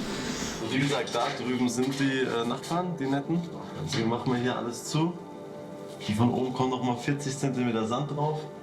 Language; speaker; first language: German; native; German